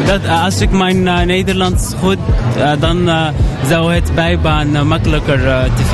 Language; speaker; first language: Dutch; non-native, learner; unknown